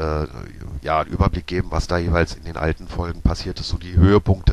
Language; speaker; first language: German; native; German